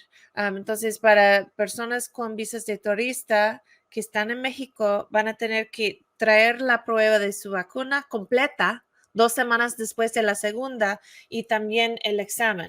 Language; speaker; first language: Spanish; non-native, fluent; English